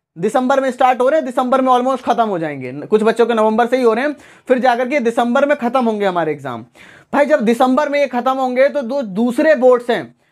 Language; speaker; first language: Hindi; native; Hindi